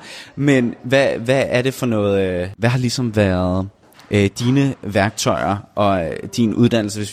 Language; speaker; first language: Danish; native; Danish